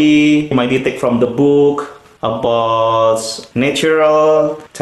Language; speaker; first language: English; non-native, learner; Indonesian